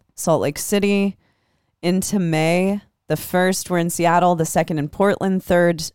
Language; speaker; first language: English; native; English